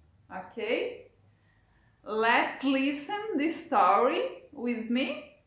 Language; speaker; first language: English; non-native, learner; Portuguese